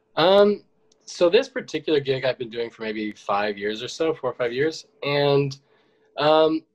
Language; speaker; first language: English; native; English